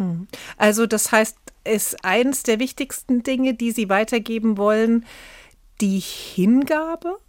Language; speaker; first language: German; native; German